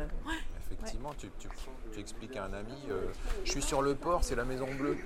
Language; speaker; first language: French; native; French